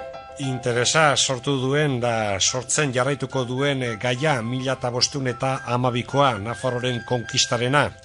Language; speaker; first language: Basque; native; Basque